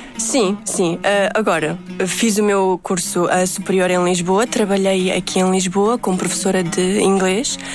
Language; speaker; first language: Portuguese; early bilingual, other home language; Uzbek